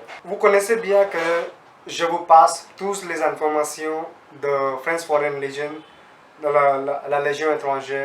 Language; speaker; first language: French; non-native, learner; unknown